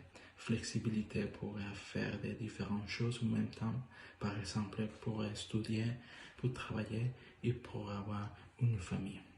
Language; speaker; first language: French; non-native, learner; Spanish